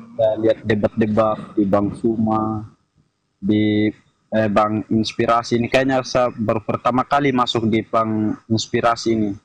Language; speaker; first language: Indonesian; native; Indonesian